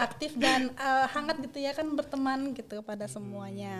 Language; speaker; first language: Indonesian; non-native, fluent; Japanese